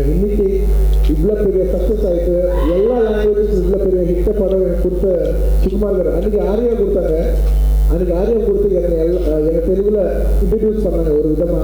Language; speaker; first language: Tamil; non-native, local second language; Telugu